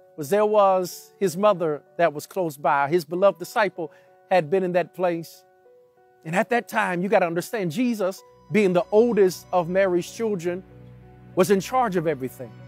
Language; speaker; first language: English; native; English